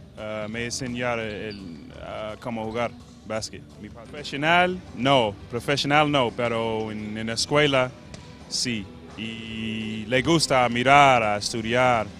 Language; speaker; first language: Spanish; non-native, learner; English